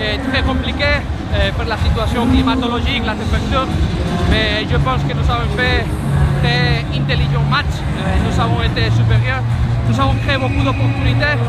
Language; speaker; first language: French; non-native, fluent; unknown